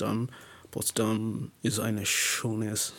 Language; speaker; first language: German; non-native, learner; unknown